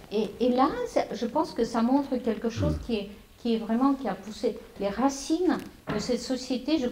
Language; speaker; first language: French; non-native, fluent; Russian